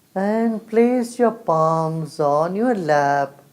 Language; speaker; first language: English; non-native, local second language; Hindi